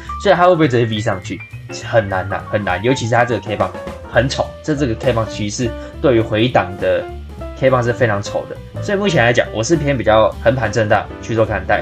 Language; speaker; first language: Chinese; native; Chinese